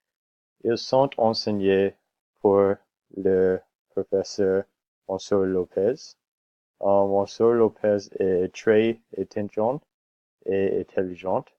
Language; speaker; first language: French; non-native, learner; English